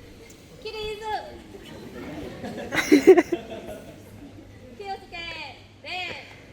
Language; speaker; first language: Japanese; native; Japanese